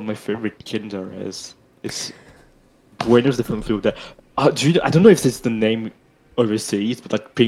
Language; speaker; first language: English; non-native, fluent; French